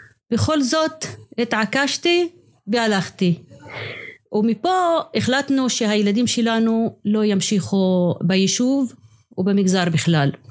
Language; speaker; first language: Hebrew; non-native, local second language; Arabic